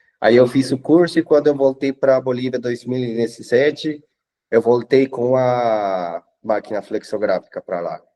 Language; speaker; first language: Portuguese; non-native, fluent; Spanish